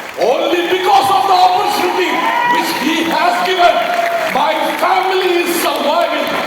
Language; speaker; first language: English; non-native, local second language; Malayalam